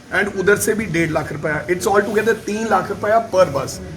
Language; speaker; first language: Hindi; non-native, local second language; Punjabi